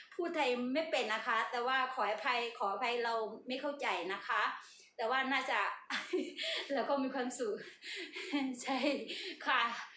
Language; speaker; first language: Thai; non-native, learner; Burmese